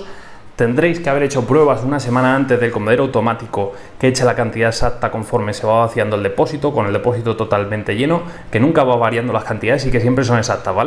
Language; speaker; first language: Spanish; native; Spanish